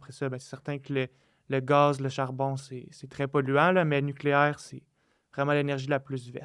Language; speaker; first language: French; native; French